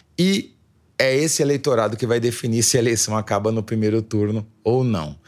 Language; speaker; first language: Portuguese; native; Portuguese